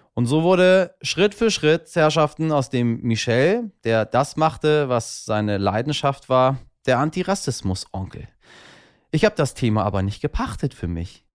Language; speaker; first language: German; early bilingual, other home language; Persian